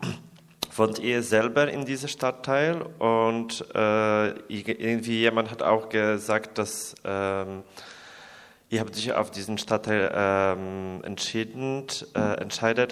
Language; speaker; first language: German; non-native, learner; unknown